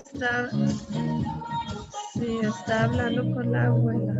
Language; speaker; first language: Spanish; non-native, fluent; German